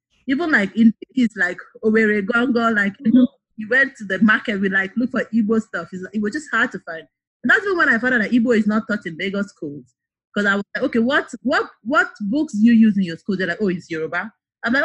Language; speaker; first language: English; non-native, local second language; Igbo